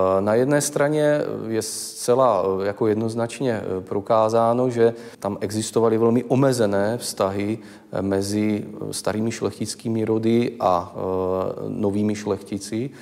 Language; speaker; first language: Czech; native; Czech